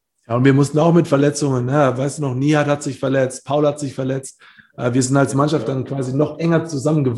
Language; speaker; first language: German; native; German